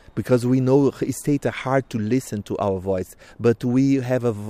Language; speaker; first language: English; non-native, fluent; Portuguese